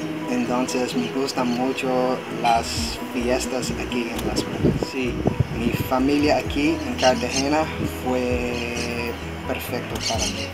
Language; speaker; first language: Spanish; non-native, learner; English